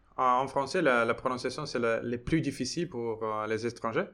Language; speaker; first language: French; non-native, fluent; Portuguese